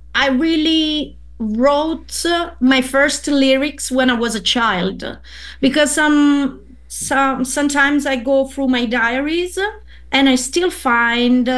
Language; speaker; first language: English; non-native, fluent; Italian